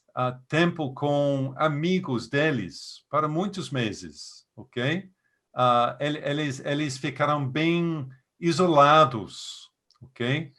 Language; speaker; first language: Portuguese; non-native, fluent; English